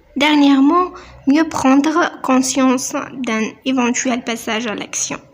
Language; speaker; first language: French; non-native, local second language; Arabic